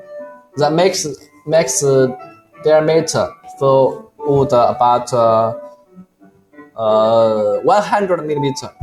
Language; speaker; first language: English; non-native, learner; Chinese